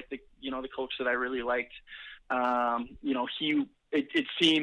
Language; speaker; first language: English; native; English